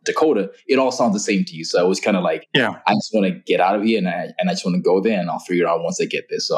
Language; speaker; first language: English; non-native, local second language; Shona